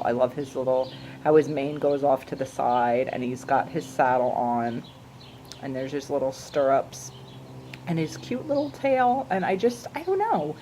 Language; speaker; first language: English; native; English